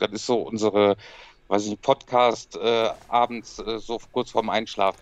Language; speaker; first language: German; native; German